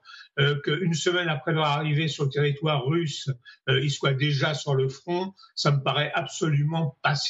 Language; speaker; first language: French; native; French